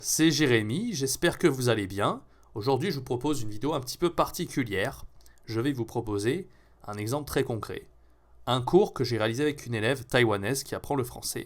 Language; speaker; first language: French; native; French